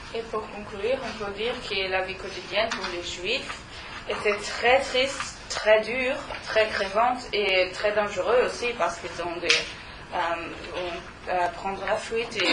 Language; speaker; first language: French; non-native, learner; German